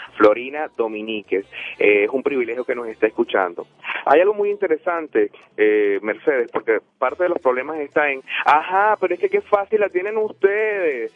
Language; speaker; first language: Spanish; native; Spanish